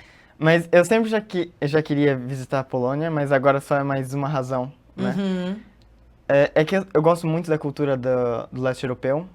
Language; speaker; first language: Portuguese; early bilingual, heritage; Portuguese